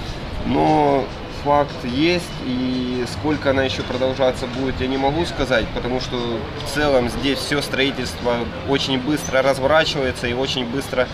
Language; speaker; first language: Russian; native; Russian